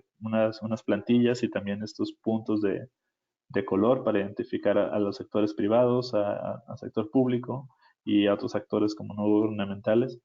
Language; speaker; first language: Spanish; native; Spanish